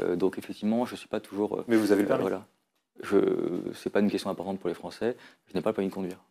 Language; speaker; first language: French; native; French